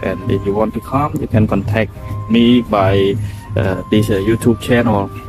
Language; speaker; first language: English; non-native, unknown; Khmer